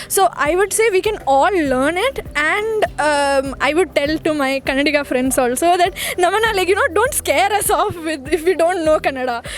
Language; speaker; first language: Kannada; non-native, learner; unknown